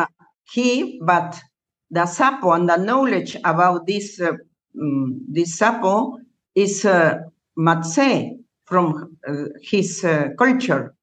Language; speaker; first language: English; non-native, learner; Spanish